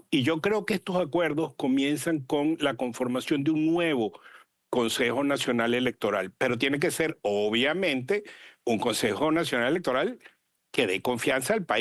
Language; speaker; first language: Spanish; native; Spanish